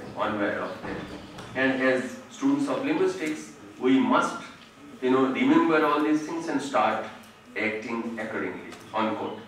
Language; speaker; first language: English; non-native, local second language; Odia